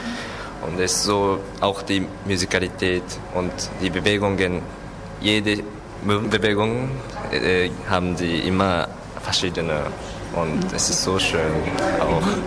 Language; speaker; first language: German; non-native, learner; Japanese